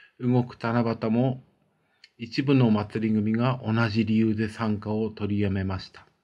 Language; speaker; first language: Japanese; native; Japanese